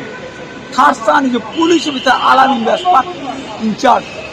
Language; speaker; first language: English; non-native, local second language; Bangla